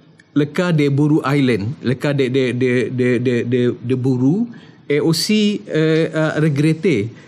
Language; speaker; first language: French; non-native, fluent; Indonesian